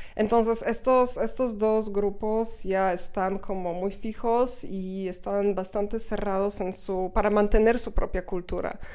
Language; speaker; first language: Spanish; non-native, fluent; Polish